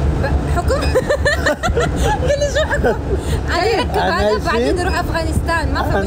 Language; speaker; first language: Arabic; non-native, learner; Pashto